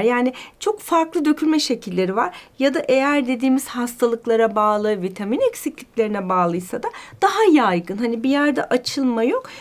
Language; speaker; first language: Turkish; native; Turkish